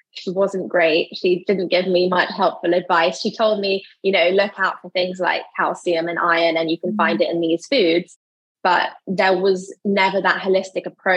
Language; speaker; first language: English; native; English